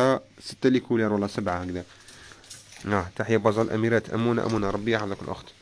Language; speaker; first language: Arabic; native; Arabic